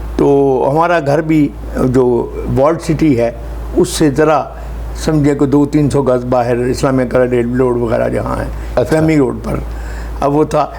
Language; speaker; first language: Urdu; non-native, local second language; Punjabi